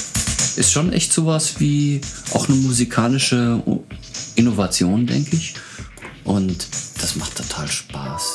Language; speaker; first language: German; native; German